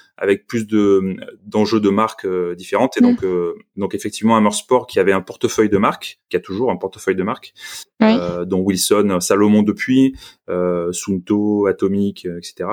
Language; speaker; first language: French; native; French